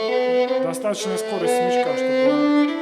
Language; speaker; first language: Russian; native; Russian